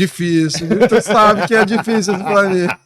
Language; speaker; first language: Portuguese; native; Portuguese